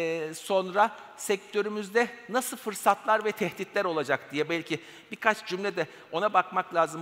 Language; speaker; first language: Turkish; native; Turkish